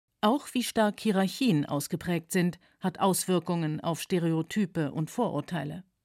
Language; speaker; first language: German; native; German